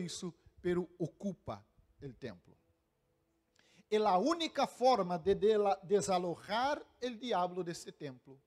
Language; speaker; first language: Spanish; non-native, fluent; Portuguese